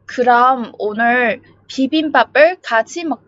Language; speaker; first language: Korean; non-native, fluent; Vietnamese